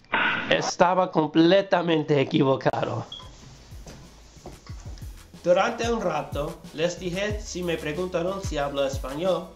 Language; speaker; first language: Spanish; non-native, learner; English